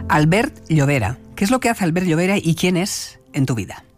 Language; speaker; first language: Spanish; native; Spanish